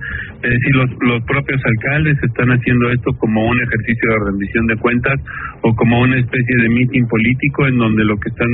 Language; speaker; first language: Spanish; native; Spanish